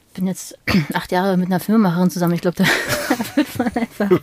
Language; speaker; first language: German; native; German